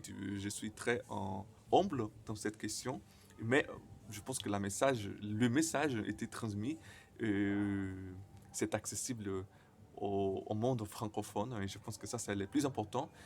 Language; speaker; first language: French; non-native, learner; Portuguese